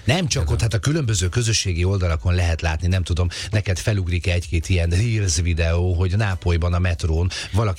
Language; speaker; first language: Hungarian; native; Hungarian